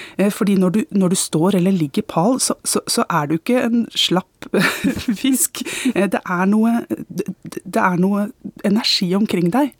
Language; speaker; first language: Norwegian; native; Norwegian